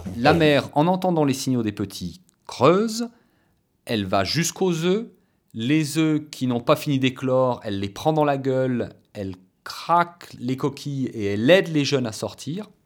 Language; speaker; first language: French; native; French